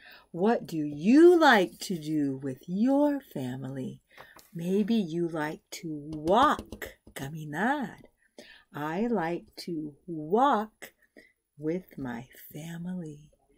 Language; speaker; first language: English; native; English